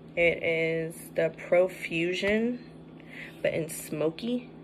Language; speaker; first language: English; native; English